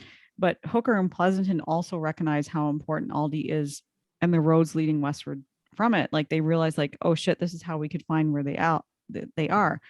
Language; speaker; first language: English; native; English